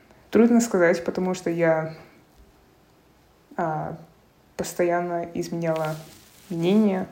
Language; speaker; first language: Russian; non-native, fluent; English